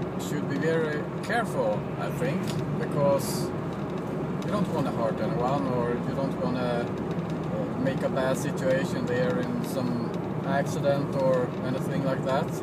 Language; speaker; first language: English; non-native, fluent; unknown